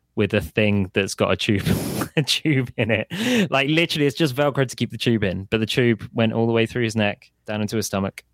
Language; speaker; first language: English; native; English